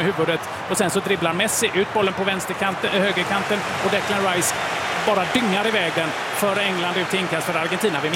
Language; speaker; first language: Swedish; native; Swedish